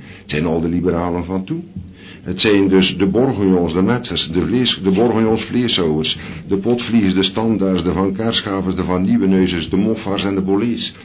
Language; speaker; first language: Dutch; native; Dutch